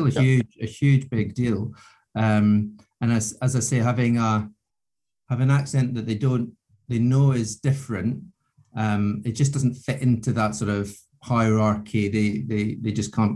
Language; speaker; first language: English; native; English